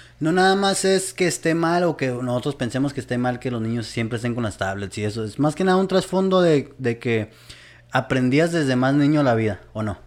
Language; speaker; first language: Spanish; native; Spanish